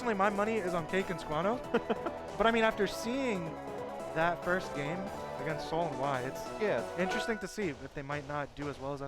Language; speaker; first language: English; native; English